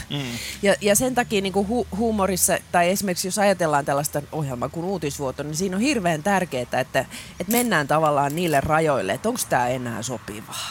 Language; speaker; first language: Finnish; non-native, local second language; Swedish